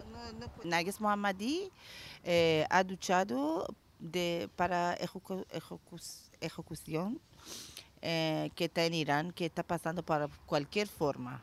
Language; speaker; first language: Spanish; non-native, learner; Persian